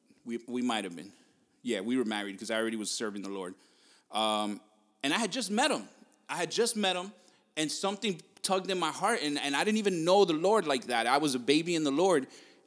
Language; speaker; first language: English; native; English